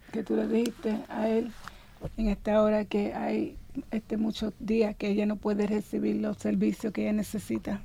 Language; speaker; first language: Spanish; native; Spanish